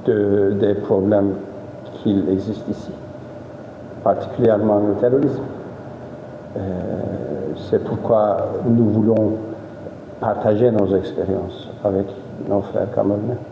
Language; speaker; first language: French; non-native, fluent; Turkish